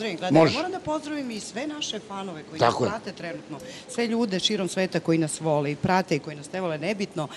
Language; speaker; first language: Serbian; native; Serbian